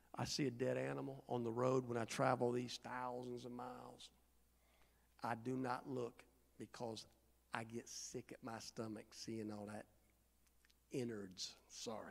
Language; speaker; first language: English; native; English